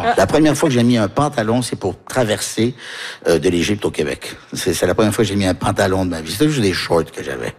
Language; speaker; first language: French; early bilingual, heritage; French